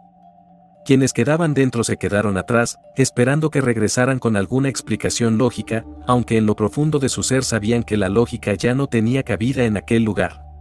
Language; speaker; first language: Spanish; native; Spanish